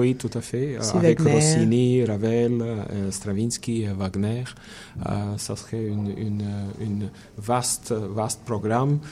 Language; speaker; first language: French; non-native, fluent; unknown